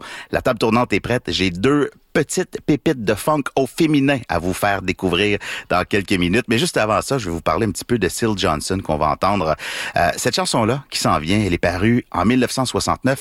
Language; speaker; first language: French; native; French